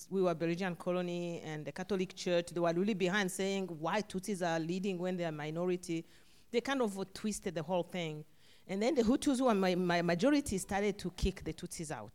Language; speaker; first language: English; non-native, local second language; Kinyarwanda